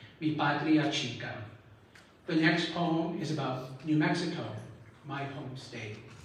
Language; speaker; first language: English; early bilingual, other home language; Spanish